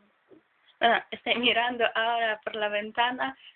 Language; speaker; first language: Spanish; non-native, fluent; Polish